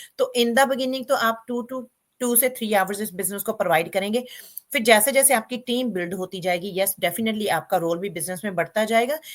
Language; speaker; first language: Hindi; non-native, local second language; Punjabi